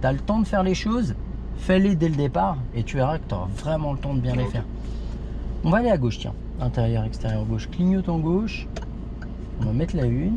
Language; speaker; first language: French; native; French